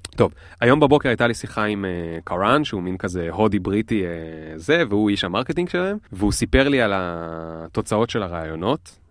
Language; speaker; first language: Hebrew; native; Hebrew